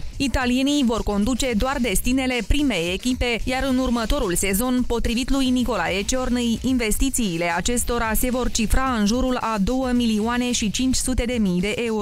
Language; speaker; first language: Romanian; native; Romanian